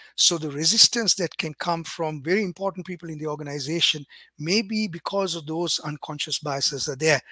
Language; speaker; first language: English; non-native, local second language; Sinhala